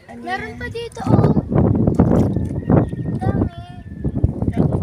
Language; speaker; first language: Filipino; native; Filipino